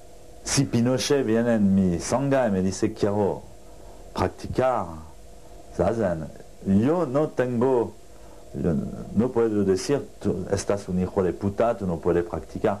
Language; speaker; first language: Spanish; non-native, learner; French